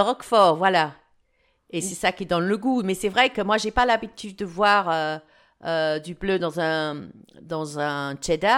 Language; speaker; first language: French; non-native, fluent; English